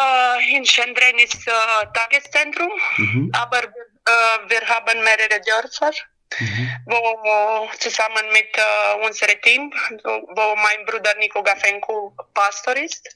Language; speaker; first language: German; non-native, learner; Romanian